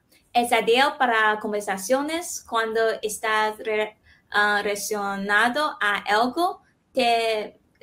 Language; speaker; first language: Spanish; non-native, fluent; Chinese